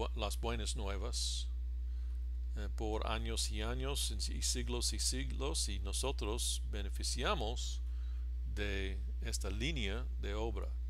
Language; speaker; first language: Spanish; non-native, fluent; English